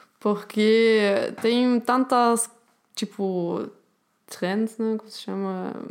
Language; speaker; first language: Portuguese; non-native, fluent; German